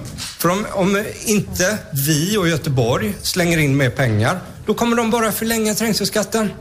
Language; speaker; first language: Swedish; native; Swedish